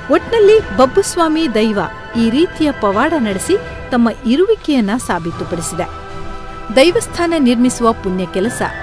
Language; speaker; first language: Kannada; native; Kannada